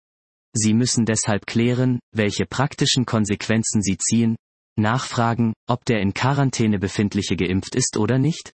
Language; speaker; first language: German; native; German